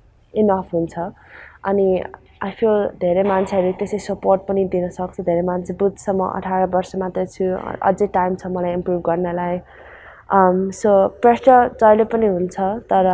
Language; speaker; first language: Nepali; early bilingual, heritage; Nepali